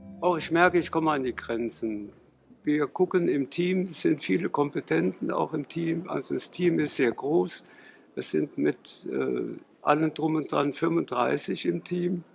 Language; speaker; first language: German; native; German